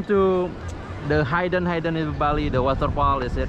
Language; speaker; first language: English; non-native, learner; Indonesian